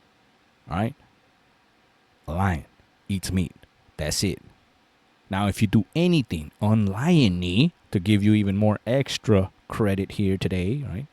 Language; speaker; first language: English; native; English